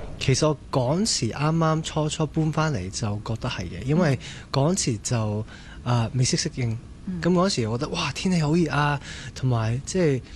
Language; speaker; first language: Cantonese; early bilingual, heritage; Cantonese